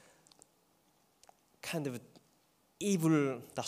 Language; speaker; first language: English; non-native, fluent; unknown